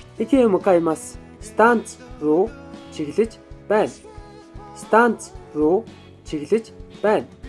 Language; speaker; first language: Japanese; non-native, fluent; Mongolian